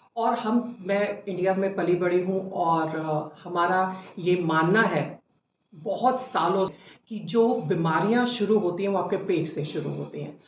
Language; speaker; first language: Hindi; native; Hindi